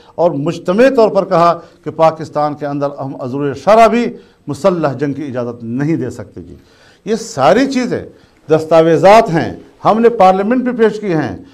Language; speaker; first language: Urdu; non-native, local second language; Pashto